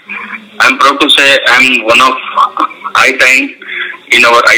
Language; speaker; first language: English; non-native, local second language; Urdu